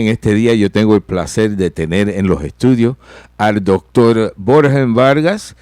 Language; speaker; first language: Spanish; early bilingual, heritage; Spanish